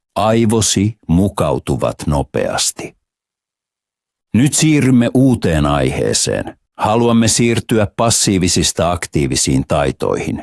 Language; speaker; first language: Finnish; non-native, fluent; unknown